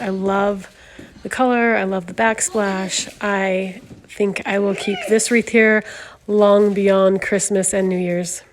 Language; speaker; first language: English; native; English